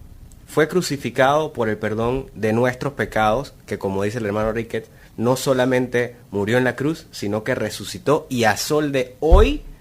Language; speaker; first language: Spanish; native; Spanish